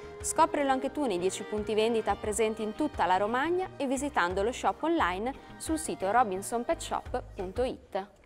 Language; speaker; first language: Italian; native; Italian